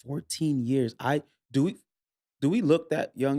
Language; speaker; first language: English; native; English